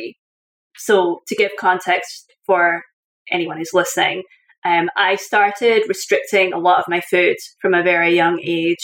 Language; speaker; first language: English; native; English